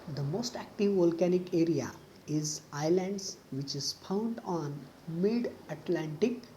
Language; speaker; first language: English; non-native, local second language; Marathi